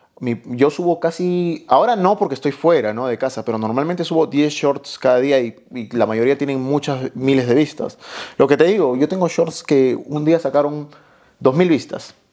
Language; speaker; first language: Spanish; native; Spanish